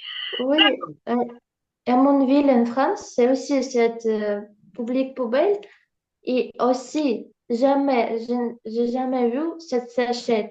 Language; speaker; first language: French; non-native, learner; Russian